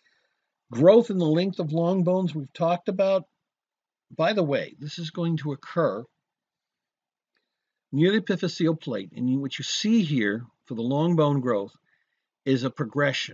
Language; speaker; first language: English; native; English